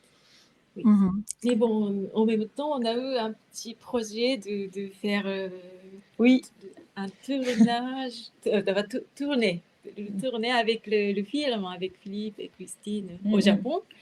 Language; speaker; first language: French; non-native, fluent; Japanese